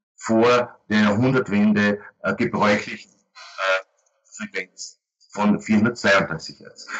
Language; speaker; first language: German; native; German